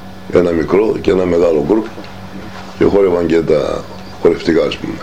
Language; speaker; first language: Greek; non-native, local second language; Turkish